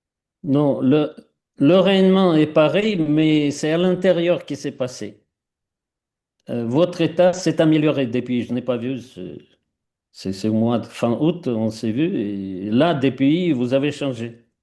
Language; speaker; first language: French; non-native, fluent; Russian